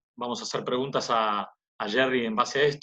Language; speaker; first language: Spanish; native; Spanish